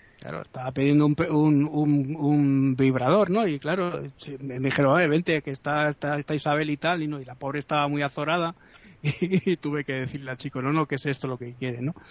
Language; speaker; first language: Spanish; native; Spanish